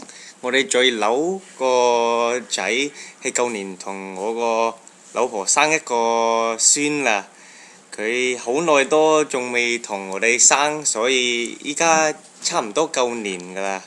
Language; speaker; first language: Cantonese; non-native, learner; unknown